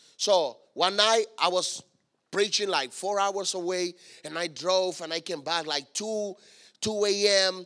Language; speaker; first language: English; non-native, fluent; Spanish